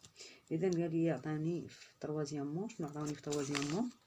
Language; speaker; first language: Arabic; native; Arabic